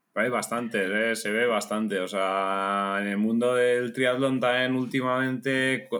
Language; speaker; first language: Spanish; native; Spanish